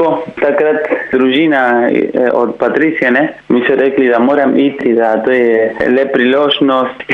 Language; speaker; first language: Slovenian; non-native, learner; Spanish